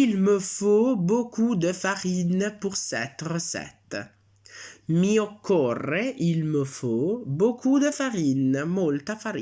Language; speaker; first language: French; non-native, fluent; Italian